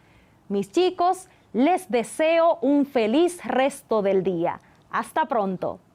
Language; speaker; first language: Spanish; native; Spanish